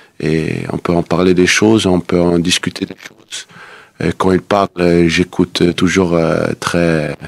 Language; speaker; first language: French; non-native, fluent; Danish